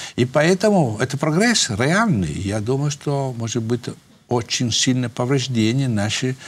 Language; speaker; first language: Russian; non-native, fluent; Italian